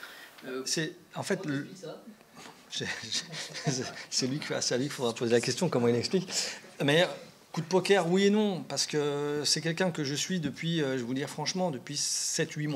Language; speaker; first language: French; native; French